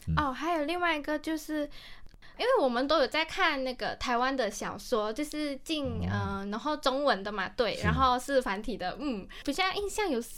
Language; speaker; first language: Chinese; native; Chinese